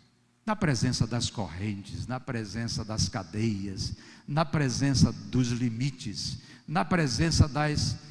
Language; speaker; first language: Portuguese; native; Portuguese